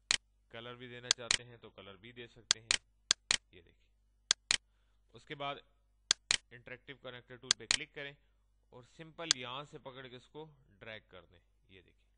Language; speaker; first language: Urdu; native; Urdu